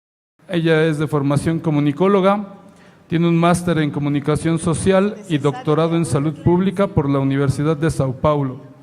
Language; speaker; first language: Spanish; native; Spanish